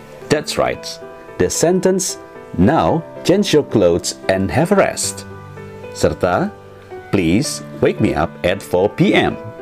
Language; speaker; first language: English; non-native, fluent; Indonesian